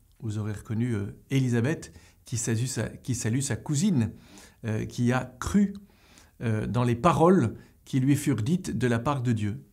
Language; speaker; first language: French; native; French